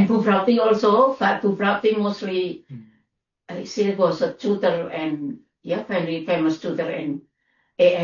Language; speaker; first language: English; non-native, learner; Indonesian